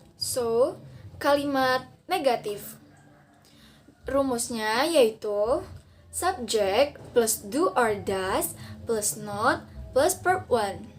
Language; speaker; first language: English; non-native, learner; Indonesian